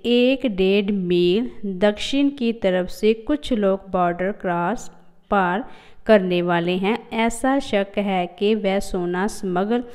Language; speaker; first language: Hindi; non-native, local second language; Punjabi